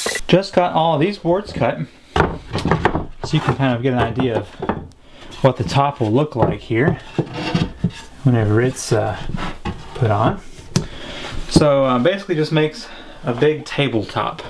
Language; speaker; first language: English; native; English